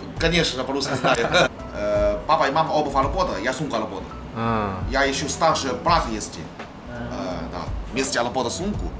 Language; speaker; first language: Russian; non-native, learner; Chinese